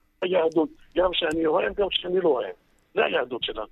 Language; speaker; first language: Hebrew; non-native, fluent; Arabic